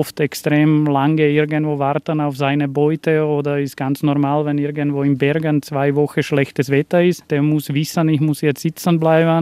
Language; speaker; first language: German; non-native, fluent; Slovak